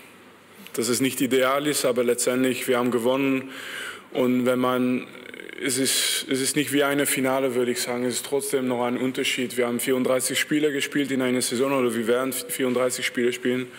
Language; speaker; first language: German; non-native, fluent; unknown